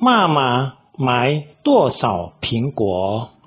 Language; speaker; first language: Chinese; non-native, fluent; Indonesian